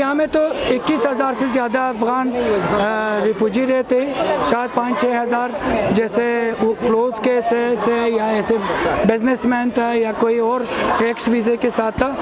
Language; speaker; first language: Hindi; non-native, fluent; Persian